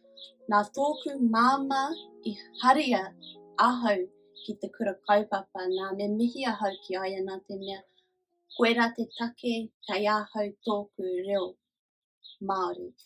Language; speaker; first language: Māori; non-native, local second language; English